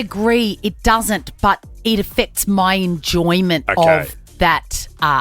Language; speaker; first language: English; native; English